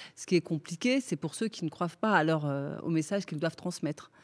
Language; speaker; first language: French; native; French